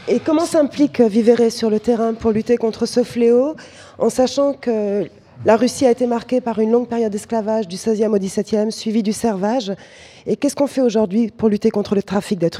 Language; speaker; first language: French; native; French